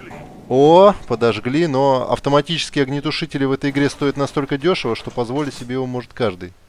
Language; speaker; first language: Russian; native; Russian